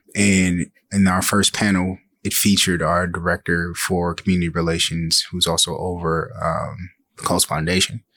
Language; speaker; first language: English; native; English